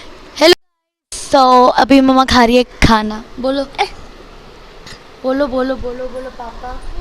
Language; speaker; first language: Hindi; native; Hindi